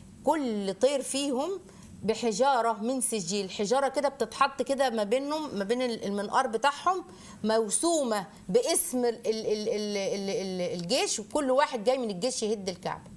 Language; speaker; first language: Arabic; native; Arabic